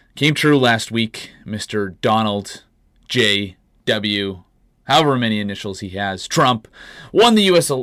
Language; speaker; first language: English; native; English